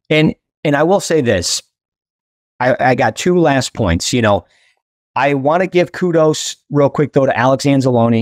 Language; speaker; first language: English; native; English